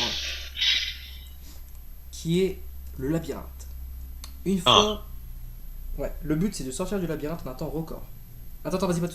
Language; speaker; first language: French; native; French